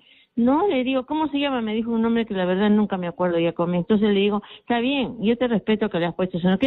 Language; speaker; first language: Spanish; native; Spanish